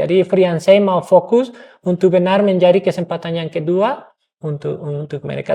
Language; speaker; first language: Indonesian; non-native, fluent; English